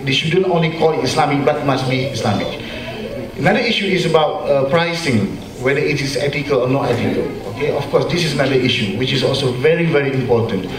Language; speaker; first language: English; non-native, local second language; Malay